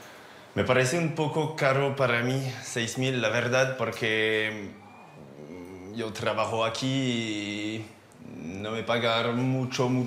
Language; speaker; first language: Spanish; non-native, learner; French